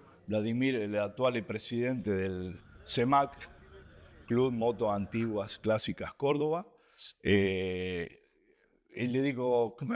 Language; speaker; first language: Italian; non-native, fluent; Spanish